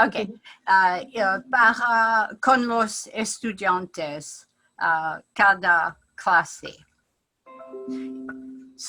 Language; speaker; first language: Spanish; non-native, learner; English